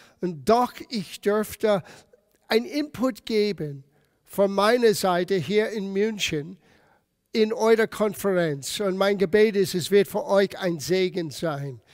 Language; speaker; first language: German; non-native, fluent; English